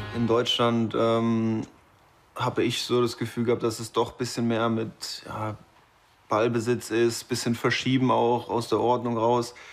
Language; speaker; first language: German; native; German